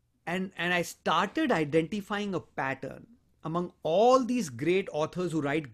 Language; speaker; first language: English; non-native, local second language; Hindi